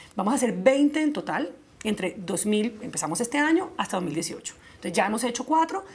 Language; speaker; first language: Spanish; native; Spanish